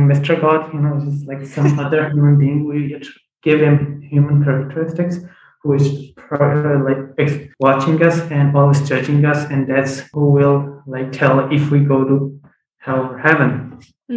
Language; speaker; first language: English; non-native, fluent; Punjabi